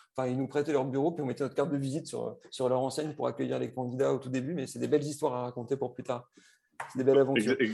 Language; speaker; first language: French; native; French